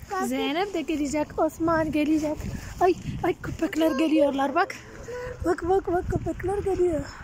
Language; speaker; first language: Turkish; non-native, learner; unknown